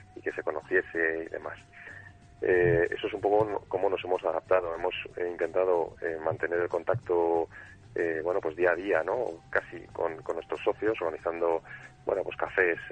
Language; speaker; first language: Spanish; native; Spanish